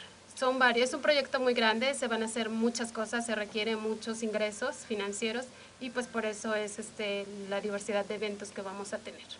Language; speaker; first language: Spanish; native; Spanish